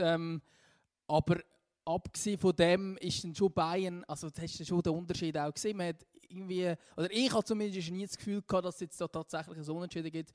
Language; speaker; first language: German; native; German